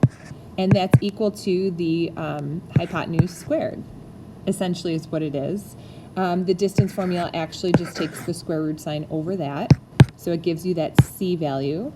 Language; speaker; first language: English; native; English